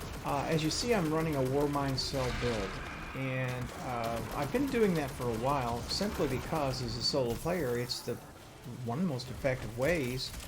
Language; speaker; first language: English; native; English